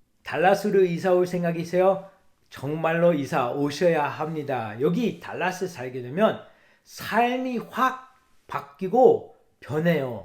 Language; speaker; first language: Korean; early bilingual, heritage; English